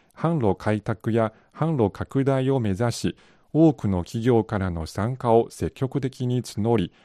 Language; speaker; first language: Japanese; non-native, fluent; Chinese